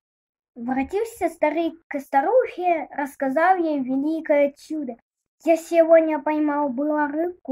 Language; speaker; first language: Russian; native; Russian